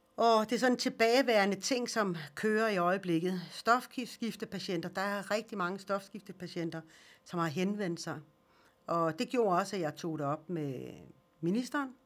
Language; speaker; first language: Danish; early bilingual, other home language; Swedish